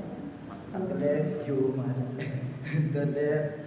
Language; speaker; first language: English; non-native, learner; Indonesian